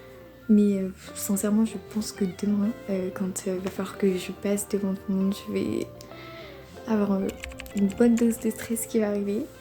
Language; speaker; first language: French; native; French